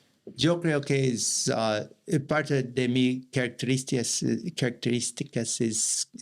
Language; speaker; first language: Spanish; non-native, learner; English